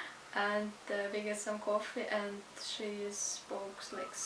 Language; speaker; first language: English; non-native, learner; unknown